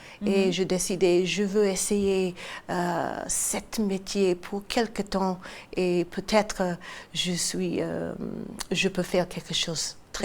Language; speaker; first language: French; non-native, learner; English